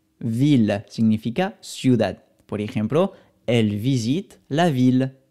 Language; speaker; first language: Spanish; non-native, fluent; French